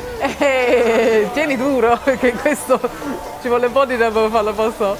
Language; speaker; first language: Italian; non-native, fluent; English